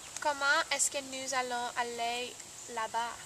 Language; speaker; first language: French; non-native, learner; English